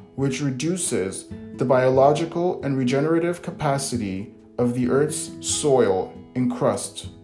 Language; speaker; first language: English; early bilingual, other home language; Portuguese